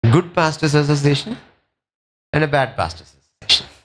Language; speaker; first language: English; non-native, local second language; Telugu